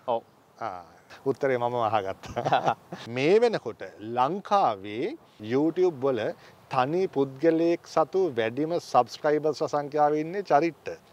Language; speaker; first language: Sinhala; native; Sinhala